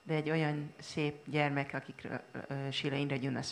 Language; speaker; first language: Hungarian; native; Hungarian